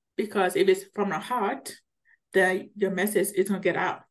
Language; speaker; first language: English; early bilingual, other home language; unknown